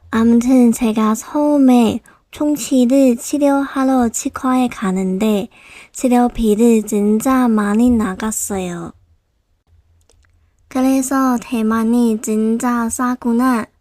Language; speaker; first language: Korean; non-native, local second language; Chinese